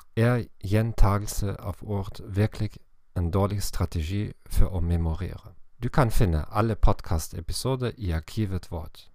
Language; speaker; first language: Norwegian; non-native, learner; German